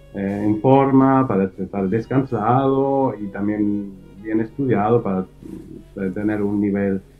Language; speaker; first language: Spanish; early bilingual, heritage; German